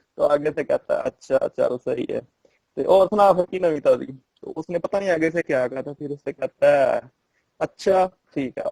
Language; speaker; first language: Urdu; non-native, local second language; Punjabi